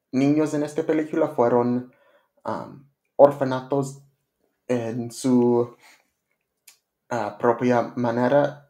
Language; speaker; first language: Spanish; non-native, learner; English